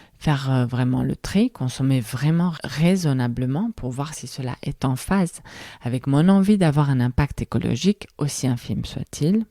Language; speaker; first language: French; non-native, fluent; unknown